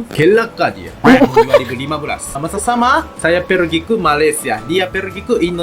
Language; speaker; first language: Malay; non-native, learner; Japanese